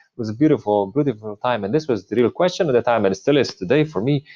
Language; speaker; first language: English; non-native, fluent; Slovenian